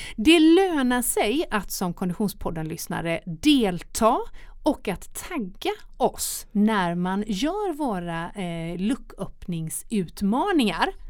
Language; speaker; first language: Swedish; native; Swedish